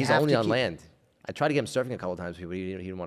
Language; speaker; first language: English; native; English